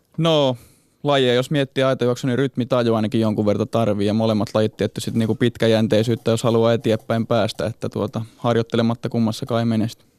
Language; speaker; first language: Finnish; native; Finnish